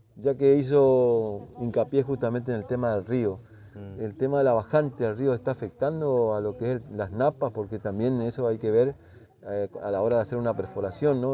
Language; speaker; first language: Spanish; native; Spanish